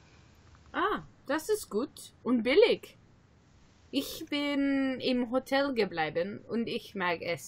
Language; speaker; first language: German; non-native, learner; English